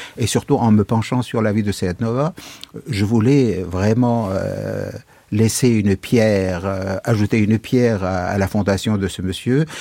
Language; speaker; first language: French; non-native, fluent; Kurdish